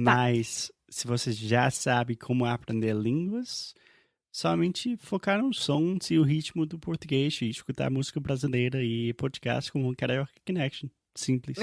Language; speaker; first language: Portuguese; non-native, fluent; English